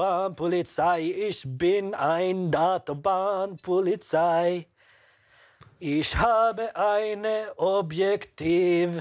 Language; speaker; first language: German; non-native, learner; Swedish